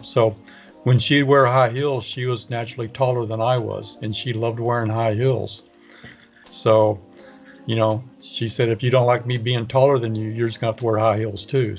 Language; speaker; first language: English; native; English